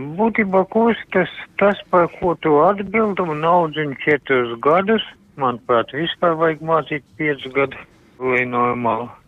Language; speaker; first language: Latvian; non-native, local second language; Russian